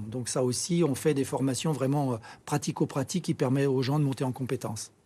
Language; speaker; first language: French; native; French